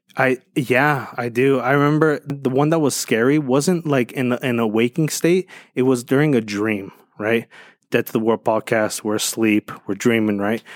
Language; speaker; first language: English; early bilingual, other home language; Spanish